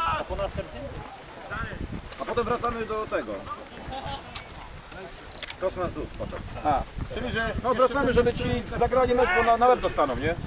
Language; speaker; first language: Polish; native; Polish